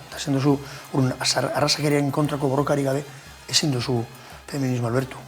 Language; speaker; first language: Basque; non-native, local second language; Spanish